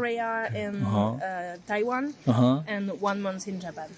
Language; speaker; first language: English; non-native, learner; French